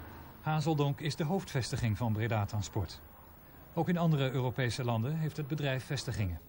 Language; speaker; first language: Dutch; native; Dutch